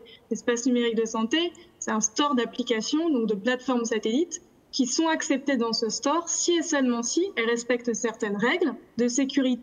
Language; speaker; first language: French; native; French